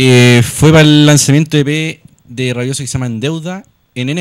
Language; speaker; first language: Spanish; native; Spanish